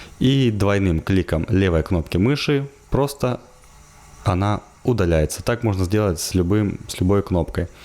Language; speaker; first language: Russian; native; Russian